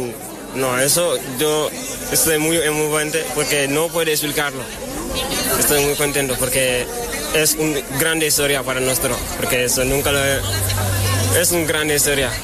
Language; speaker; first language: Spanish; non-native, learner; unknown